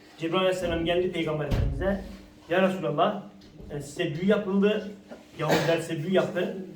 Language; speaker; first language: Turkish; native; Turkish